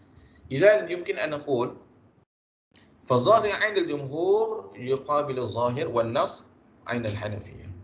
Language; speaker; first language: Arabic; non-native, fluent; Malay